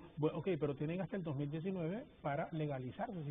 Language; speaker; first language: Spanish; native; Spanish